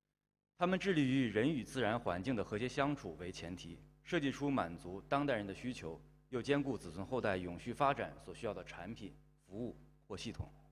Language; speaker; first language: Chinese; native; Chinese